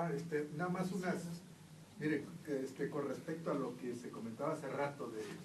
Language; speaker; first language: Spanish; native; Spanish